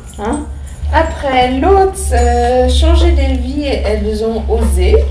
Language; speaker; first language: French; native; French